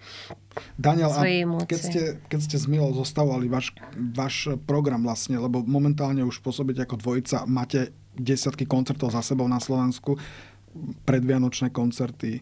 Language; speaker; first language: Slovak; native; Slovak